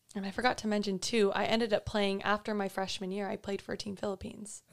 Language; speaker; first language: English; native; English